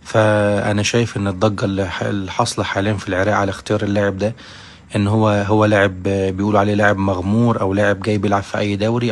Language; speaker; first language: Arabic; native; Arabic